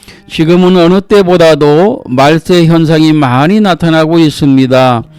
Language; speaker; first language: Korean; native; Korean